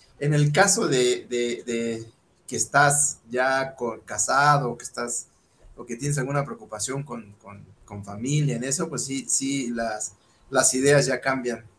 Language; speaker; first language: Spanish; native; Spanish